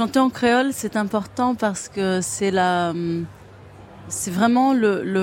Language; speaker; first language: French; non-native, fluent; Kabuverdianu